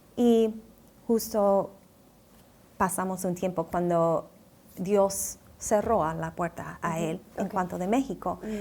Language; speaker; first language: Spanish; non-native, fluent; English